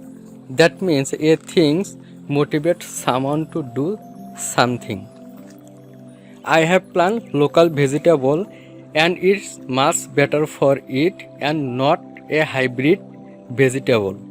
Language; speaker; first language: English; non-native, learner; Bangla